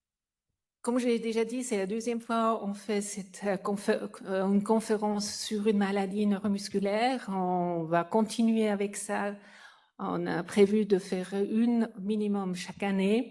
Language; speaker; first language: French; non-native, fluent; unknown